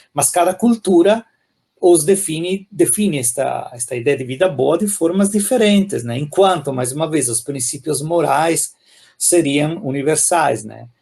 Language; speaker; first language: Portuguese; non-native, fluent; Italian